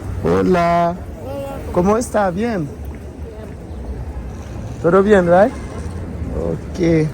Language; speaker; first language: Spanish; non-native, learner; Haitian Creole